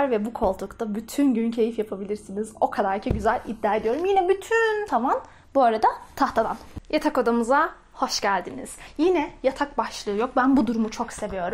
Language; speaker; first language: Turkish; native; Turkish